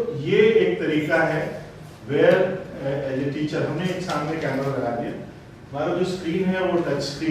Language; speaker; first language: Hindi; native; Hindi